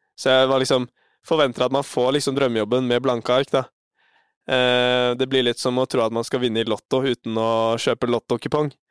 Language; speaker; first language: Norwegian; native; Norwegian